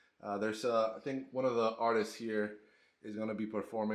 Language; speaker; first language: English; non-native, fluent; Spanish